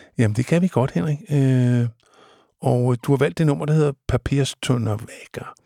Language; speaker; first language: Danish; native; Danish